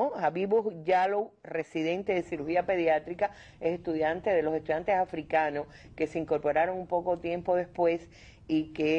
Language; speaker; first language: Spanish; native; Spanish